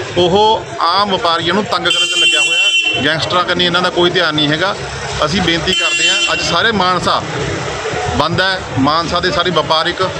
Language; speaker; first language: Punjabi; native; Punjabi